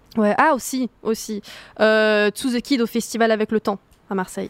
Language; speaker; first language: French; native; French